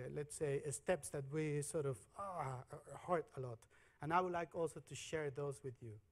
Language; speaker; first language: English; non-native, fluent; Spanish